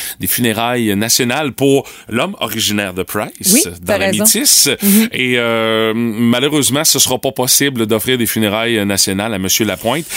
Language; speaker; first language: French; native; French